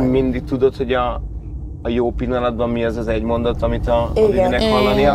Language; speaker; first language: Hungarian; native; Hungarian